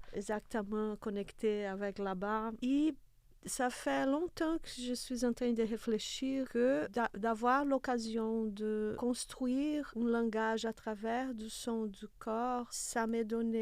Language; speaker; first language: French; non-native, fluent; Portuguese